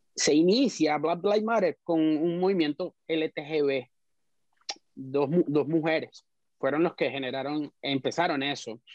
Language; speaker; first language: Spanish; native; Spanish